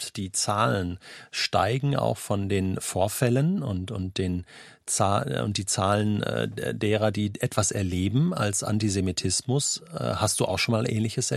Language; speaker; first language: German; native; German